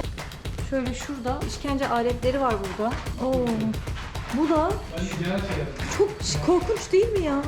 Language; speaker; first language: Turkish; native; Turkish